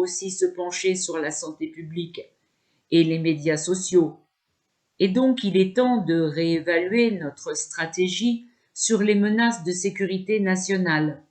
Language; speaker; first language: French; non-native, local second language; Arabic